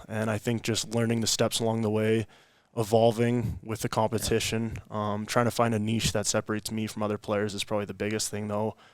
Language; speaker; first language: English; native; English